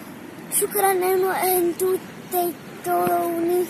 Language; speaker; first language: Arabic; early bilingual, heritage; Arabic